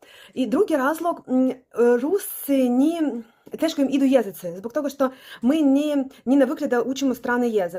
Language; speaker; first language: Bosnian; non-native, learner; Russian